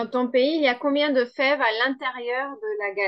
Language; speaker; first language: French; non-native, fluent; Spanish